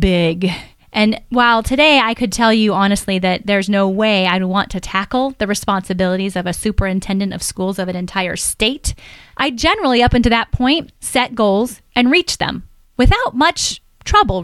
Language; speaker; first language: English; native; English